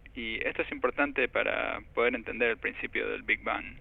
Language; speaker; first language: Spanish; native; Spanish